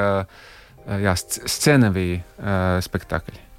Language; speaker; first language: Russian; non-native, local second language; Latvian